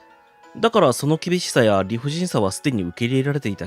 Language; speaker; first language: Japanese; native; Japanese